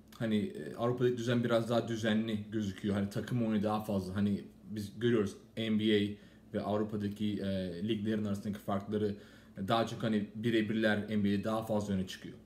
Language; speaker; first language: Turkish; native; Turkish